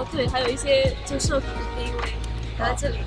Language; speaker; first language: Chinese; native; Chinese